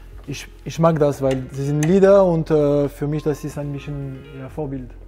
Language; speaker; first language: German; non-native, learner; French